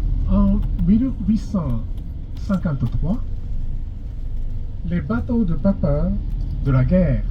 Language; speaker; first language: French; non-native, fluent; Japanese